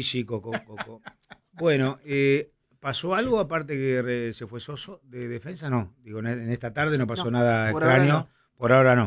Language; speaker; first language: Spanish; native; Spanish